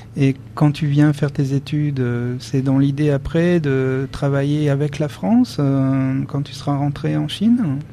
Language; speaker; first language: French; native; French